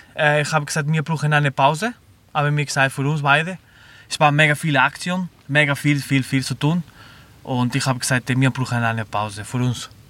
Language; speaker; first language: German; non-native, learner; Spanish